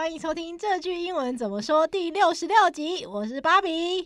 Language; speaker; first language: Chinese; native; Chinese